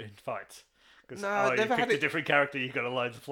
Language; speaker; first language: English; native; English